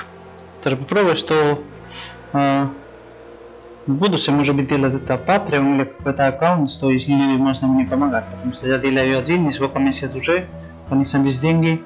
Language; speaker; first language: Russian; non-native, learner; Spanish